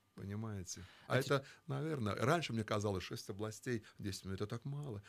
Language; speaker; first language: Russian; native; Russian